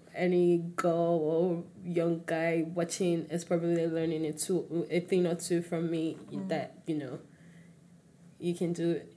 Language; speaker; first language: English; non-native, local second language; Yoruba